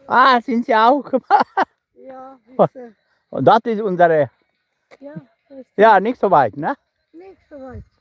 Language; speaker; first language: German; non-native, learner; Bangla